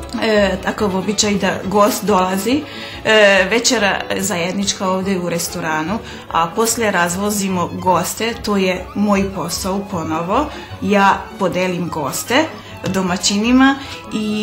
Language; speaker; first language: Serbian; non-native, local second language; Hungarian